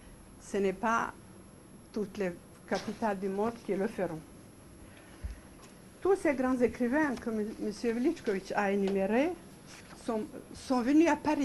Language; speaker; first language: French; non-native, fluent; Serbian